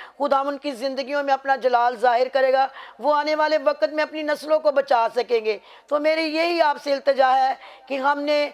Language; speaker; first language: Urdu; non-native, local second language; Punjabi